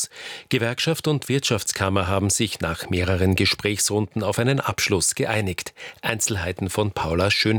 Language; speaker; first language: German; native; German